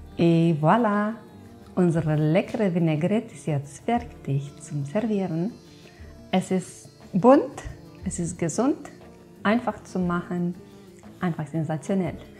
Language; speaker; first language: German; non-native, fluent; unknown